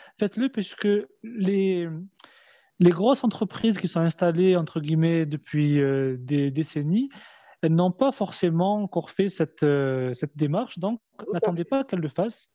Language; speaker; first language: French; early bilingual, other home language; Arabic